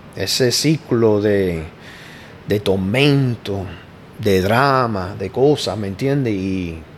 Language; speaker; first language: Spanish; early bilingual, heritage; Spanish